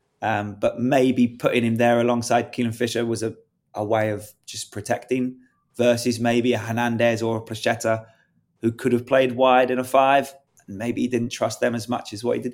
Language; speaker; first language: English; native; English